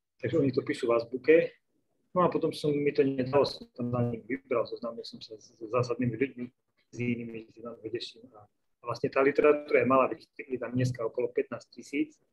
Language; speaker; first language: Slovak; native; Slovak